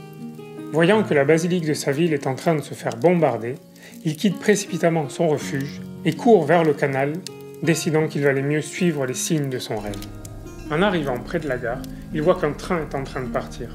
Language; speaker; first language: French; native; French